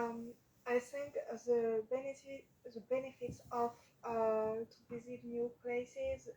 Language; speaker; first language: English; non-native, learner; French